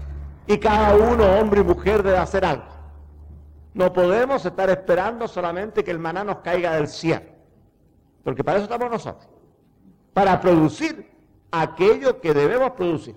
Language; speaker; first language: Spanish; native; Spanish